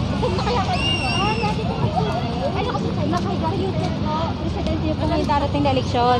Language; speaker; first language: Filipino; native; Filipino